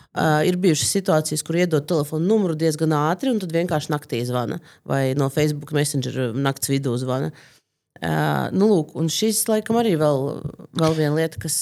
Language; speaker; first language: Latvian; non-native, local second language; Russian